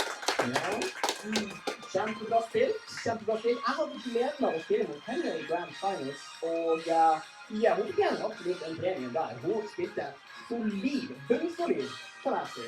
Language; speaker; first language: Norwegian; native; Norwegian